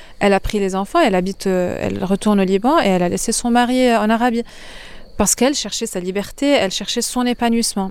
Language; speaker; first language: French; non-native, local second language; Arabic